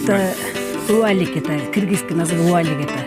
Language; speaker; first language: Russian; non-native, learner; Kyrgyz